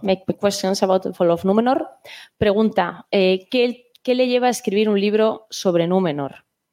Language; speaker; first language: Spanish; native; Spanish